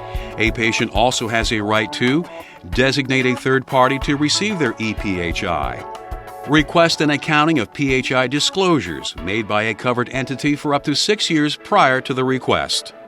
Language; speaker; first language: English; native; English